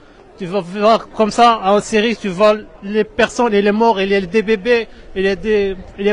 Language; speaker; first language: French; non-native, learner; Arabic